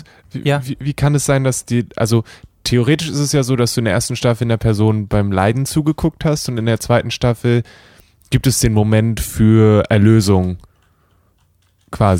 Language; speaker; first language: German; native; German